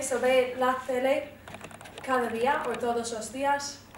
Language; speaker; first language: Spanish; non-native, fluent; English